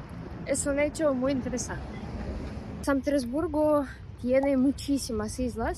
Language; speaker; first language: Spanish; non-native, fluent; Russian